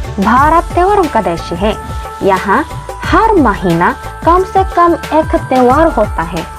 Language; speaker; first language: Hindi; non-native, fluent; Korean